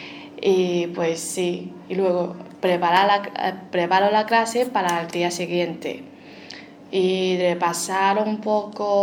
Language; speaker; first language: Spanish; non-native, fluent; Chinese